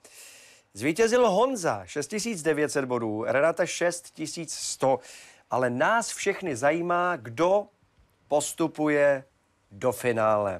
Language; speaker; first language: Czech; native; Czech